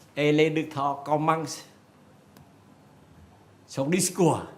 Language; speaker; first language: French; non-native, fluent; Vietnamese